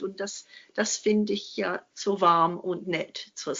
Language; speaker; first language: German; non-native, fluent; English